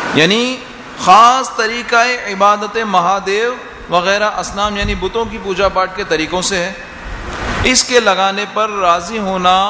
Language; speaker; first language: Urdu; native; Urdu